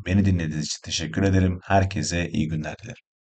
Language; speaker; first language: Turkish; native; Turkish